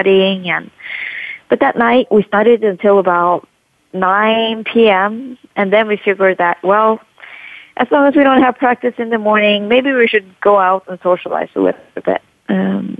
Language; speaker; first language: English; non-native, fluent; Norwegian